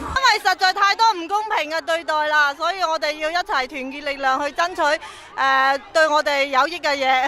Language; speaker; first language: Cantonese; native; Cantonese